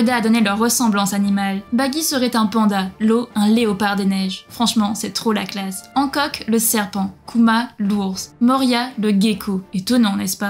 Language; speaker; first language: French; native; French